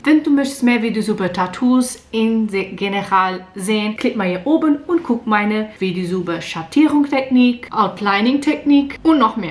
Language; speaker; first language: German; non-native, learner; Portuguese